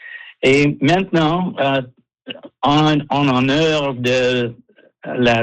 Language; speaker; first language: French; non-native, local second language; English